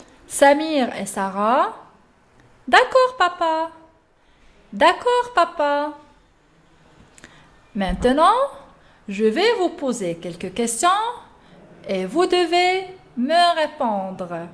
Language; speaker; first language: French; non-native, local second language; Arabic